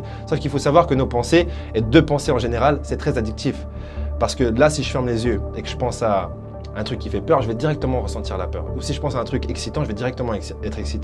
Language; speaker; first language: French; native; French